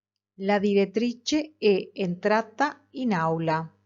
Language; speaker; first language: Italian; non-native, fluent; Spanish